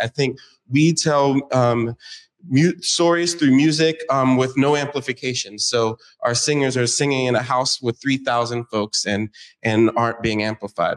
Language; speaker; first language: English; native; English